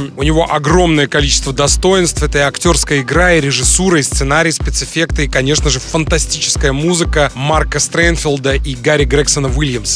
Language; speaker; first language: Russian; native; Russian